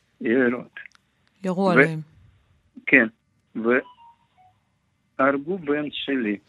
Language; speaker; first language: Hebrew; non-native, learner; Russian